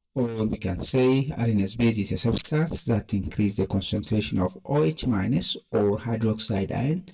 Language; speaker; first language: English; non-native, local second language; Amharic